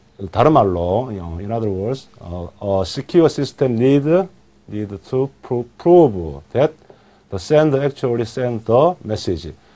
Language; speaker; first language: English; non-native, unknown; Korean